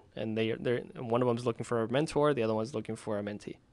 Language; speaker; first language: English; early bilingual, other home language; Spanish